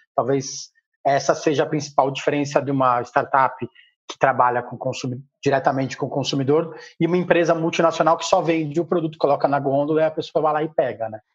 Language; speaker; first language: Portuguese; native; Portuguese